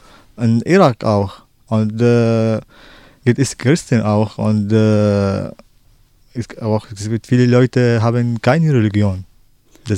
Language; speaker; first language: German; non-native, learner; Arabic